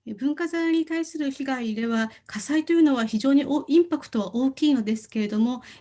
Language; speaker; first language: Japanese; non-native, fluent; Korean